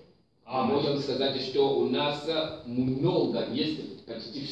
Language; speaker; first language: Russian; non-native, fluent; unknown